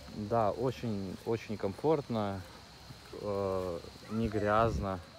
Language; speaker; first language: Russian; native; Russian